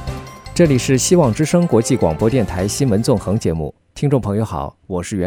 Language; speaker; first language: Chinese; native; Chinese